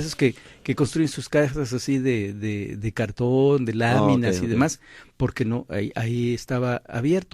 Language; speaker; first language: Spanish; native; Spanish